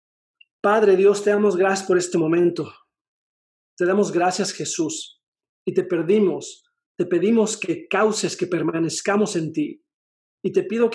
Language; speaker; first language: Spanish; native; Spanish